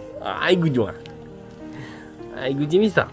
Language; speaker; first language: Korean; native; Korean